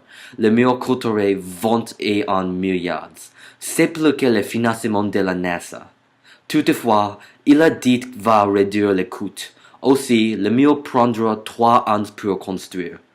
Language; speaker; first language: French; non-native, learner; English